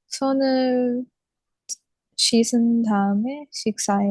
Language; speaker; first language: Korean; non-native, learner; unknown